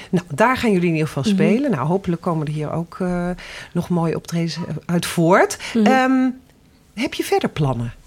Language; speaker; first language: Dutch; native; Dutch